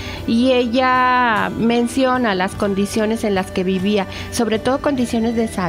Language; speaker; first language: Spanish; native; Spanish